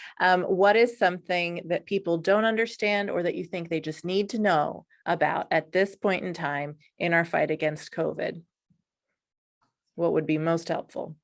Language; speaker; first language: English; native; English